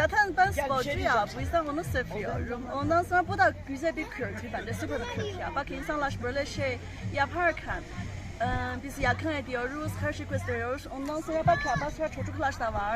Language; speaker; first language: Turkish; non-native, learner; Chinese